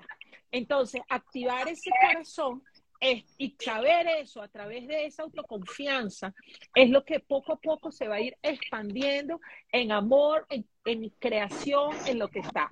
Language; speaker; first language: Spanish; native; Spanish